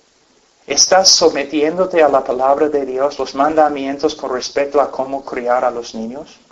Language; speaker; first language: Spanish; non-native, fluent; English